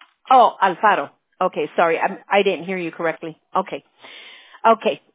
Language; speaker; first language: English; early bilingual, other home language; Spanish